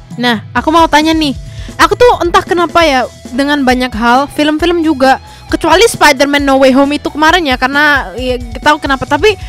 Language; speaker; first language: Indonesian; native; Indonesian